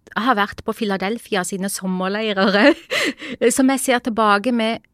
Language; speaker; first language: Norwegian; early bilingual, other home language; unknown